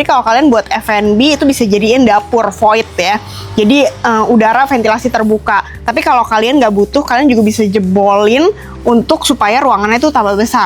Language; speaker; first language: Indonesian; native; Indonesian